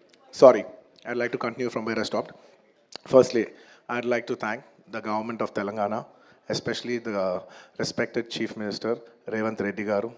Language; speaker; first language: English; non-native, local second language; Telugu